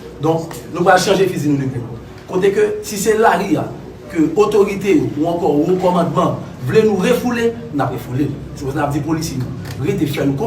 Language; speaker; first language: Haitian Creole; native; Haitian Creole